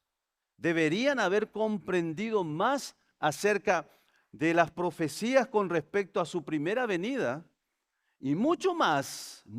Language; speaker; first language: Spanish; native; Spanish